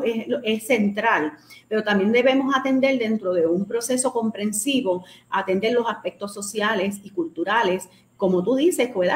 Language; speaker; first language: Spanish; native; Spanish